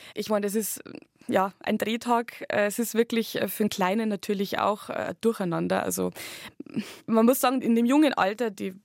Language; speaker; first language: German; native; German